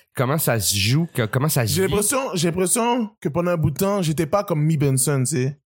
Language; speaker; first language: French; native; French